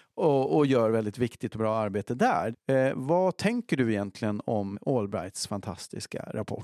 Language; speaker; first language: Swedish; native; Swedish